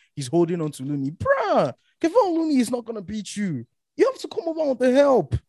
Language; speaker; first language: English; non-native, local second language; Yoruba